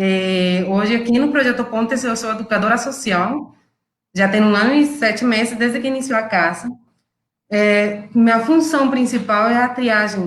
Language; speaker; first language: Portuguese; non-native, fluent; Spanish